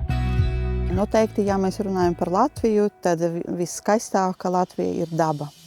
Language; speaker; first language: Latvian; non-native, local second language; Russian